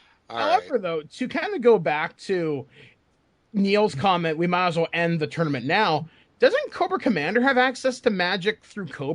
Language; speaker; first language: English; native; English